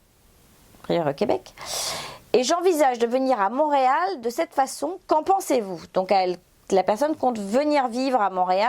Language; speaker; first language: French; native; French